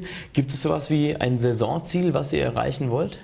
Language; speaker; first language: German; native; German